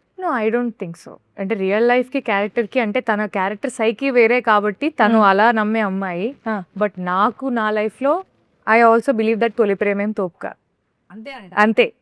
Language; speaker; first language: Telugu; native; Telugu